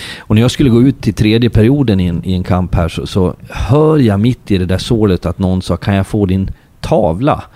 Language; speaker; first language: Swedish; native; Swedish